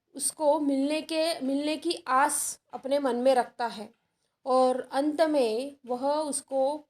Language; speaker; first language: Hindi; non-native, local second language; Marathi